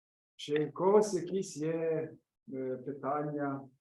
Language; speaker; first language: Ukrainian; native; Ukrainian